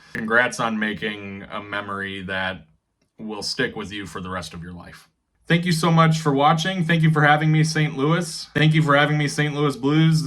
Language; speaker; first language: English; native; English